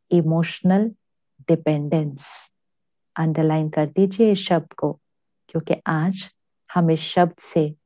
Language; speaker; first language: Hindi; native; Hindi